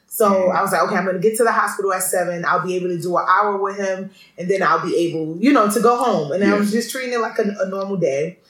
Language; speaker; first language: English; early bilingual, other home language; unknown